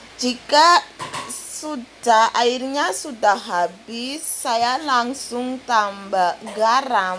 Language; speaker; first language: Indonesian; non-native, fluent; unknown